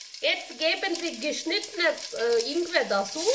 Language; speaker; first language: German; non-native, learner; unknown